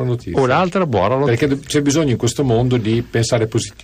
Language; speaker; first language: Italian; native; Italian